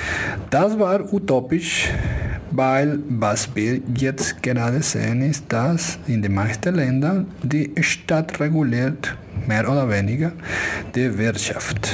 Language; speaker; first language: German; non-native, fluent; Spanish